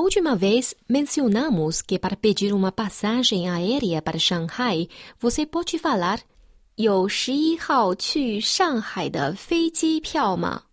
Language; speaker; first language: Portuguese; non-native, fluent; Chinese